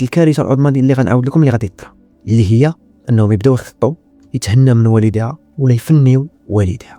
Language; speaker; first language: Arabic; native; Arabic